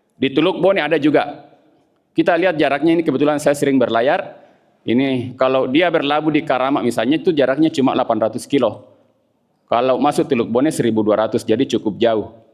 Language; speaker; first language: Indonesian; non-native, local second language; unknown